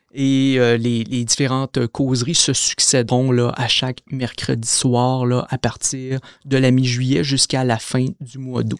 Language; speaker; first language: French; native; French